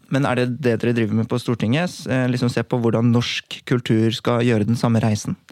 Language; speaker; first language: Norwegian; native; Norwegian